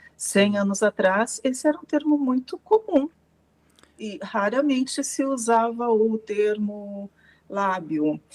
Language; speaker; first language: Portuguese; native; Portuguese